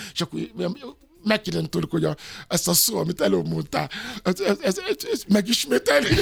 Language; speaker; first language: Hungarian; non-native, learner; Yoruba